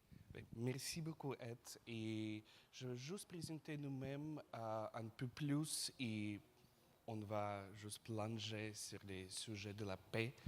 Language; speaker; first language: French; non-native, fluent; Russian